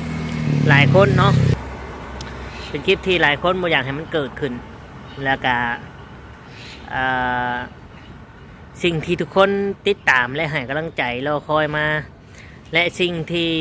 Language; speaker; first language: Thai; non-native, local second language; Lao